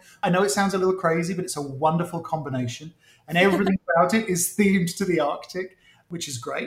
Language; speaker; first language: English; native; English